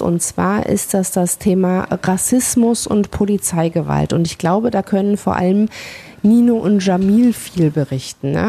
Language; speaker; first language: German; native; German